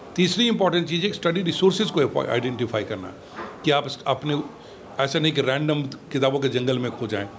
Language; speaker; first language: Hindi; native; Hindi